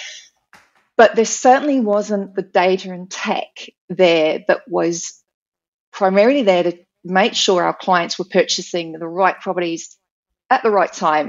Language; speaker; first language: English; native; English